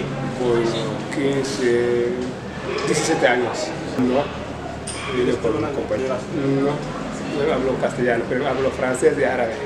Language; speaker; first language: Spanish; non-native, learner; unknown